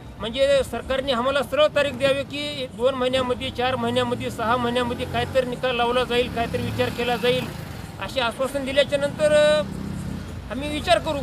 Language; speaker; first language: Marathi; non-native, local second language; Lambadi